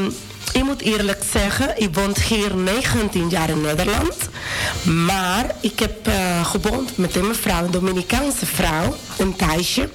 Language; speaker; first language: Dutch; non-native, fluent; Spanish